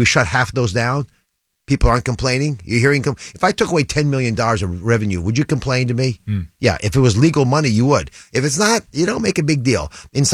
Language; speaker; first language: English; native; English